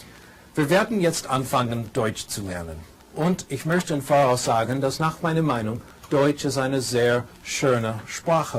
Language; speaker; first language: German; non-native, fluent; English